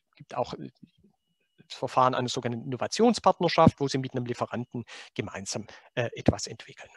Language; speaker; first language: German; native; German